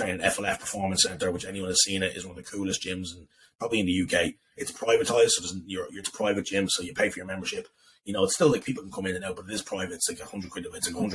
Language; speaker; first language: English; native; English